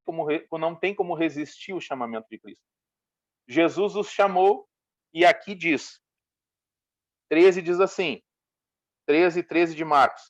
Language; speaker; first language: Portuguese; native; Portuguese